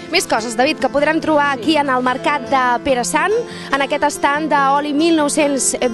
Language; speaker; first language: Catalan; native; Catalan